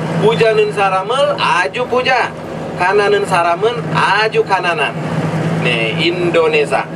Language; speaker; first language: Korean; non-native, learner; Indonesian